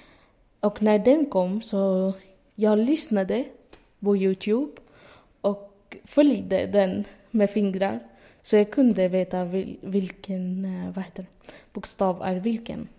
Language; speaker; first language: Swedish; non-native, fluent; Arabic